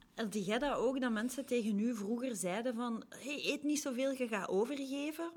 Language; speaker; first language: Dutch; native; Dutch